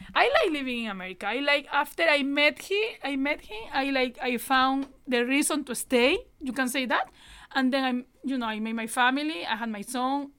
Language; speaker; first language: English; non-native, learner; Spanish